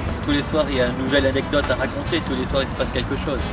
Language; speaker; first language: French; native; French